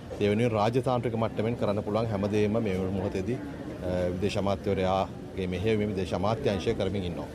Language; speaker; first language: Sinhala; native; Sinhala